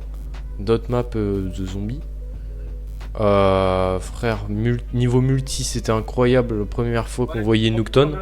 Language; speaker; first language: French; native; French